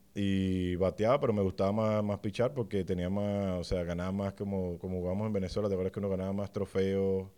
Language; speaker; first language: Spanish; native; Spanish